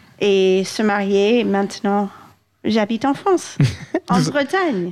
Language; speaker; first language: French; non-native, fluent; English